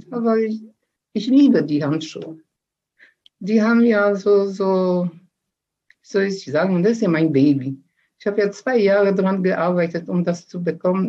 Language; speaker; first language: German; early bilingual, other home language; Polish